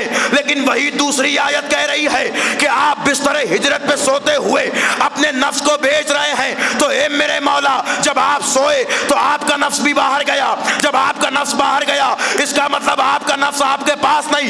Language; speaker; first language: Urdu; native; Urdu